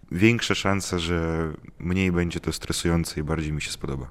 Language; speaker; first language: Polish; non-native, fluent; Ukrainian